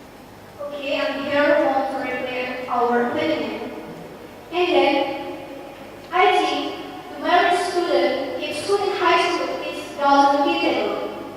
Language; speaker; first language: English; non-native, learner; Indonesian